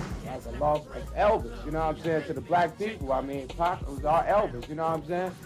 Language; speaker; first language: English; native; English